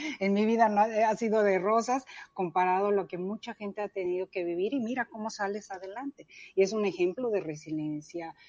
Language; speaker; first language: Spanish; early bilingual, other home language; Cantonese